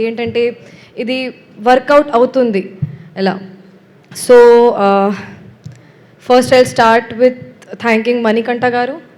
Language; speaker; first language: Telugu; non-native, learner; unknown